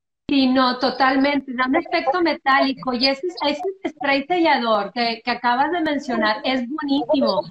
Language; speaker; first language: Spanish; native; Spanish